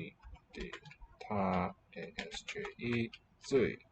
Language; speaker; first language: Swedish; non-native, learner; English